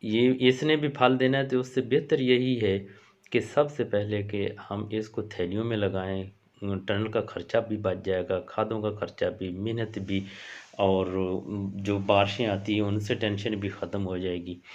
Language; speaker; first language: Hindi; non-native, local second language; Punjabi